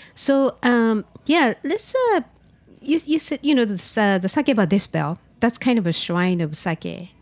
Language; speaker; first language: English; non-native, fluent; Japanese